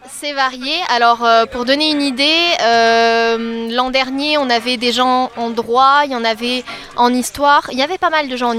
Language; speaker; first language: French; native; French